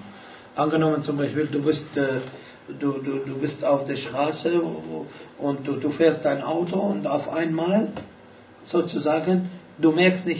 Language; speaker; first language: German; non-native, fluent; Arabic